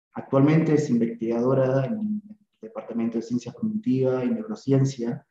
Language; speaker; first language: Spanish; native; Spanish